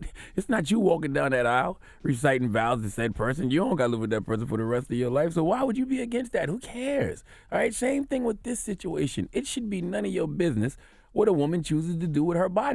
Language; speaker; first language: English; native; English